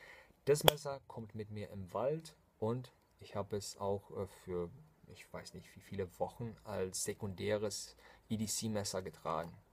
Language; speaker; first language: German; non-native, fluent; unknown